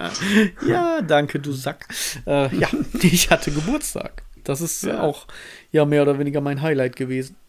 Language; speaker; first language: German; native; German